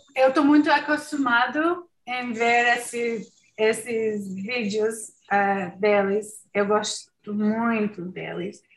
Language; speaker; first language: Portuguese; non-native, learner; English